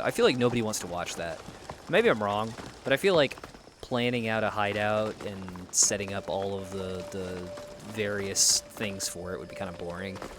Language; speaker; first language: English; native; English